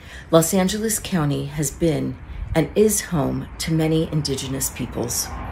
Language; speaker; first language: English; native; English